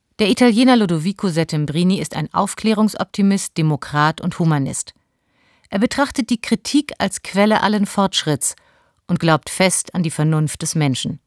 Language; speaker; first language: German; native; German